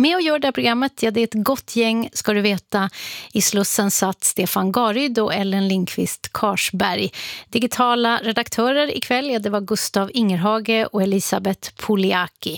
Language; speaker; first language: Swedish; native; Swedish